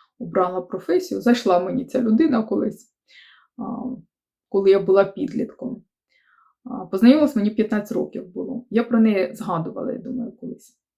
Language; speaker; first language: Ukrainian; native; Ukrainian